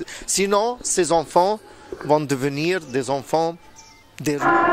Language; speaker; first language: French; non-native, fluent; Arabic